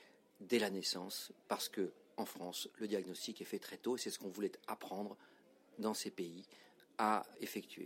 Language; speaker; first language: French; native; French